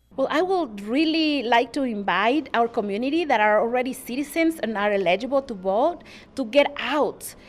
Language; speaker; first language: English; non-native, fluent; Spanish